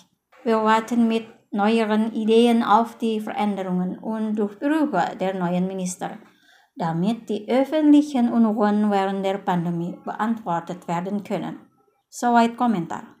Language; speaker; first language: German; non-native, fluent; Indonesian